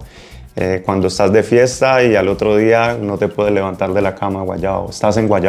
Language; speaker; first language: Spanish; native; Spanish